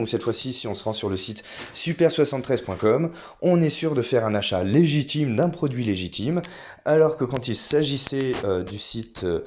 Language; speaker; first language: French; native; French